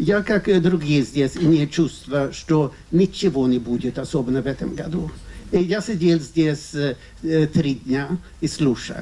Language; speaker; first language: Russian; non-native, fluent; Swedish